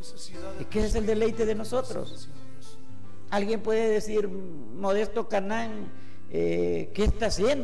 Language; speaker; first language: Spanish; native; Spanish